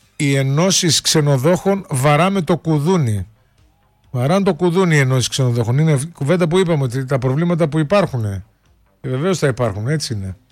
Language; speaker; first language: Greek; native; Greek